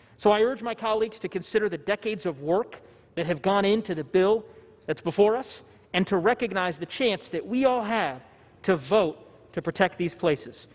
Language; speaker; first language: English; early bilingual, other home language; Tigrinya